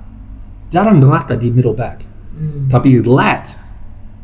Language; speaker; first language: Indonesian; non-native, fluent; English